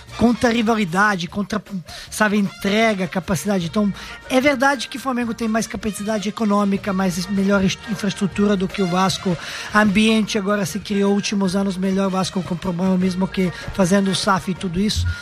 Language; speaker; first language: Portuguese; non-native, fluent; Serbian